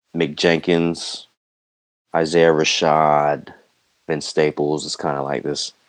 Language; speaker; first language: English; native; English